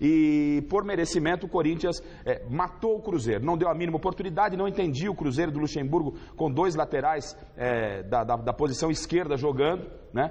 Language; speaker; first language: Portuguese; native; Portuguese